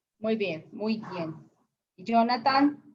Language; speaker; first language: Spanish; native; Spanish